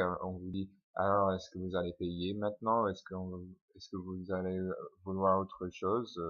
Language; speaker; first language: French; non-native, fluent; English